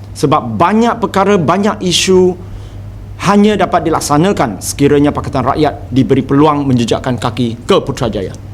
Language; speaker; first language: Malay; non-native, local second language; Chinese